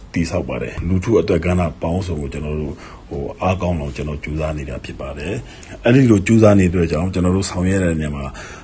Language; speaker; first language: Burmese; non-native, local second language; Shwe Palaung